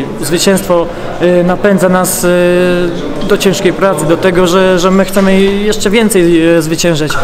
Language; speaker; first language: Polish; native; Polish